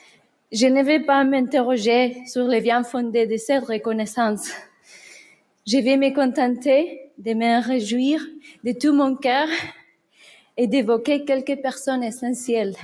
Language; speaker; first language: French; non-native, learner; Spanish